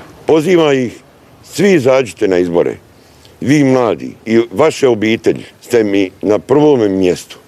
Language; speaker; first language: Croatian; native; Croatian